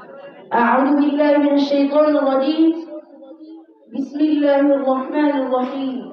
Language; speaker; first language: Arabic; non-native, learner; Bangla